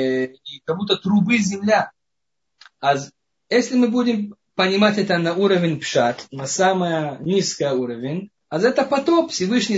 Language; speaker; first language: Russian; non-native, fluent; Hebrew